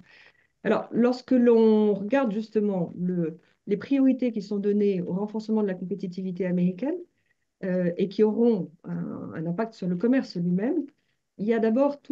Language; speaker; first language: French; native; French